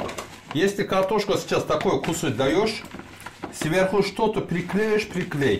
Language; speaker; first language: Russian; non-native, learner; Turkish